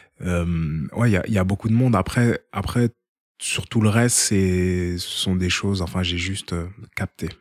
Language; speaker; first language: French; early bilingual, other home language; Haitian Creole